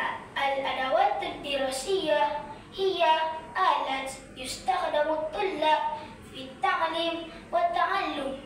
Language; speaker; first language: Arabic; non-native, learner; Malay